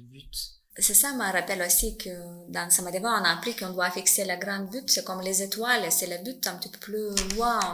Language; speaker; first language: French; non-native, fluent; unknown